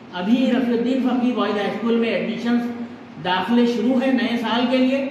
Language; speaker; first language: Urdu; native; Urdu